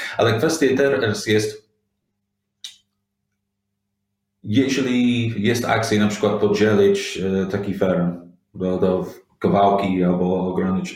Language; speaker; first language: Polish; non-native, learner; English